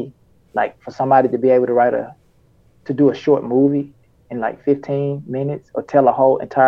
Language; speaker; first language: English; native; English